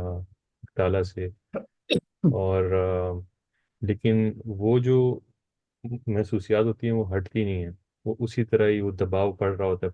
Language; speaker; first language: Hindi; non-native, local second language; Punjabi